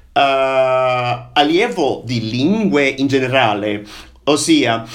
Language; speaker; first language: Italian; non-native, fluent; Portuguese